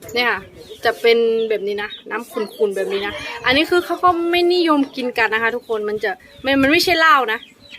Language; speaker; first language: Thai; non-native, local second language; Karen languages